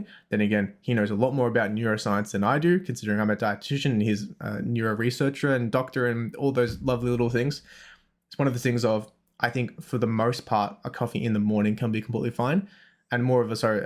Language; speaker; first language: English; native; English